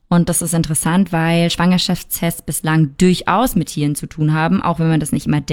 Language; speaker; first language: German; native; German